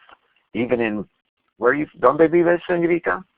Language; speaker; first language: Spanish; non-native, fluent; English